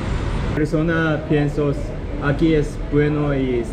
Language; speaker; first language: Spanish; non-native, learner; Korean